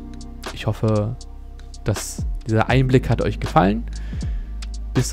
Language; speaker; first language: German; native; German